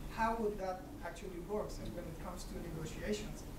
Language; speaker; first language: English; non-native, fluent; Persian